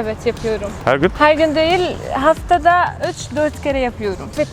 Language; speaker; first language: Turkish; non-native, learner; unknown